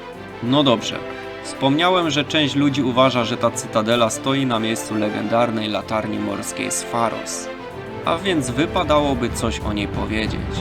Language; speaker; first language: Polish; native; Polish